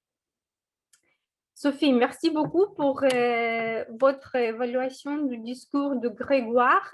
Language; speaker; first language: French; non-native, fluent; Russian